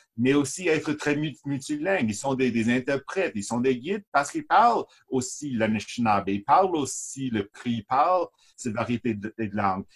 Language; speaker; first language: French; native; French